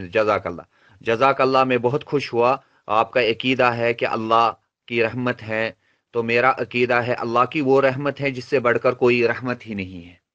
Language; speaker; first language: Hindi; native; Hindi